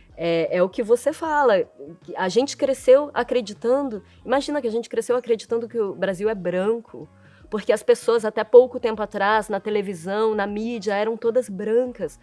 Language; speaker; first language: Portuguese; early bilingual, other home language; Chinese